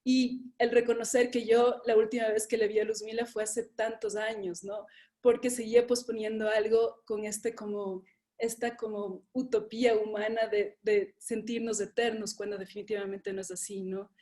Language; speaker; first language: Spanish; native; Spanish